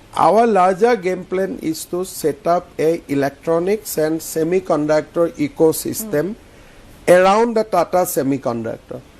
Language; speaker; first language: English; non-native, local second language; Assamese